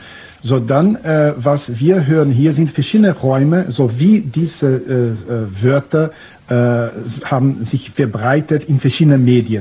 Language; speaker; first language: German; non-native, fluent; Portuguese